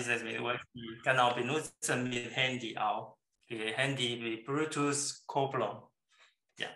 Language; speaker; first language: German; non-native, learner; Chinese